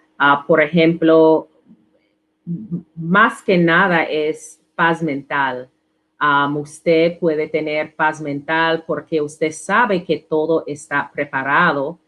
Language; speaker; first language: Spanish; non-native, learner; English